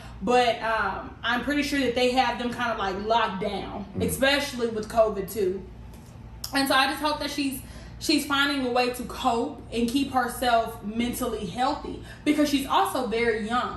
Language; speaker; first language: English; native; English